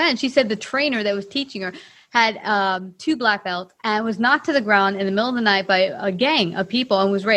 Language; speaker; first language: English; native; English